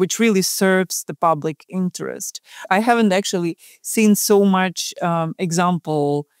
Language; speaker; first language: English; non-native, fluent; Ukrainian